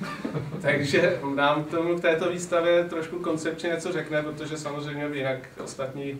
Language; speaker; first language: Czech; native; Czech